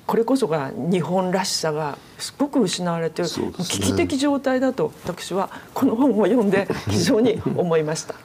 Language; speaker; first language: Japanese; native; Japanese